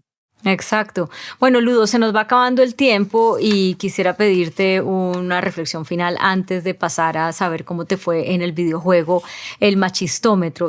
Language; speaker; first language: Spanish; native; Spanish